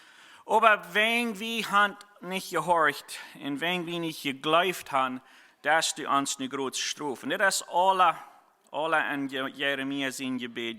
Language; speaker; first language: German; non-native, learner; Plautdietsch